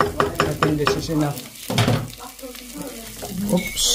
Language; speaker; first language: English; non-native, local second language; Filipino